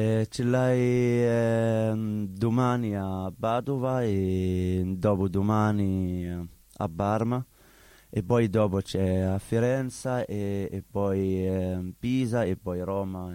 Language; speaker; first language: Italian; non-native, learner; Arabic